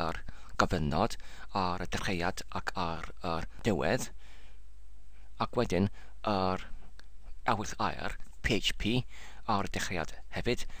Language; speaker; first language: Welsh; non-native, learner; English